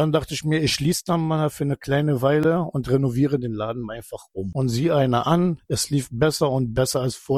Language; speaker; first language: German; non-native, fluent; Turkish